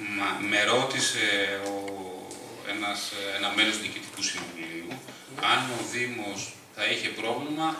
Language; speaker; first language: Greek; native; Greek